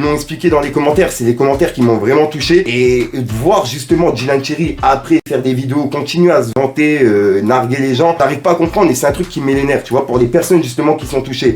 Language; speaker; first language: French; native; French